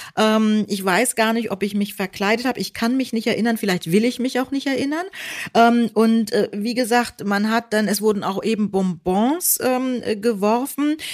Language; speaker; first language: German; native; German